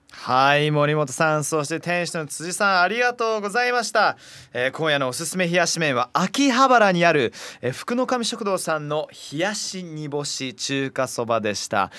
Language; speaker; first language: Japanese; native; Japanese